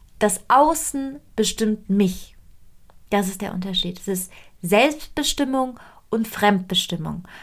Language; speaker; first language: German; non-native, fluent; Italian